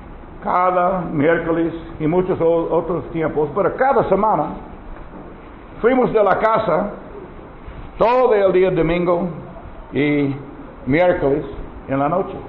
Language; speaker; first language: Spanish; non-native, learner; English